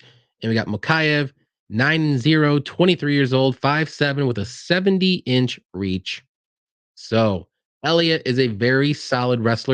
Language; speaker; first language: English; native; English